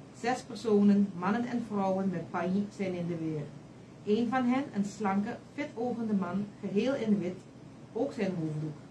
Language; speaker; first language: Dutch; native; Dutch